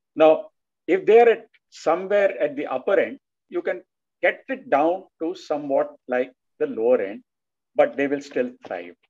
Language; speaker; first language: English; non-native, local second language; Telugu